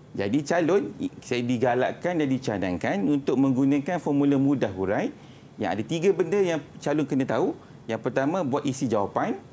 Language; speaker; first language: Malay; native; Malay